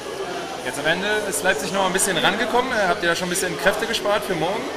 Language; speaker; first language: German; native; German